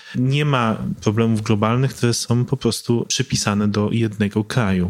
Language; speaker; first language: Polish; native; Polish